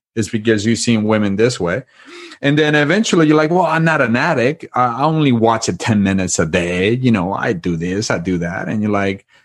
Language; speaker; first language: English; non-native, fluent; Spanish